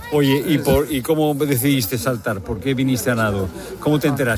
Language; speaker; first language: Spanish; native; Spanish